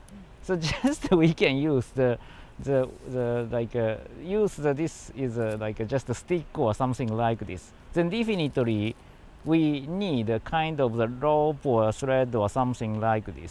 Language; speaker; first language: English; non-native, learner; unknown